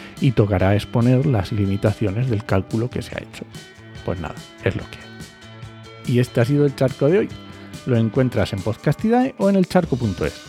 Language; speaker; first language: Spanish; native; Spanish